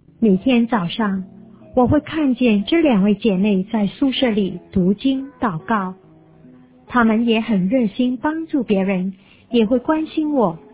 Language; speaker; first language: Chinese; native; Chinese